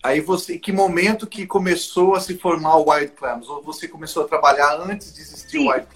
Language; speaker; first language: Portuguese; native; Portuguese